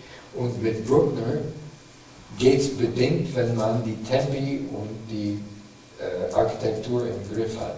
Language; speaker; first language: German; non-native, fluent; English